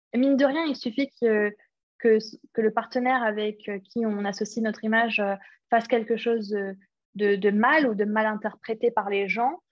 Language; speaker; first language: French; early bilingual, other home language; English